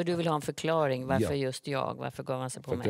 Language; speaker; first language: Swedish; native; Swedish